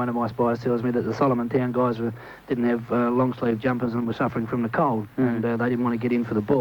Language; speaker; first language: English; native; English